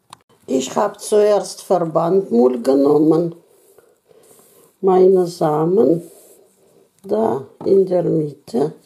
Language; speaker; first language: German; non-native, learner; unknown